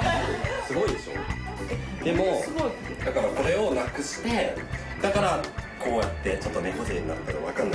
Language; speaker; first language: Japanese; native; Japanese